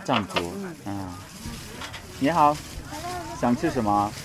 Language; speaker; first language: Chinese; non-native, learner; English